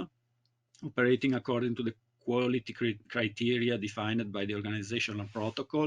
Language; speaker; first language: English; non-native, learner; Italian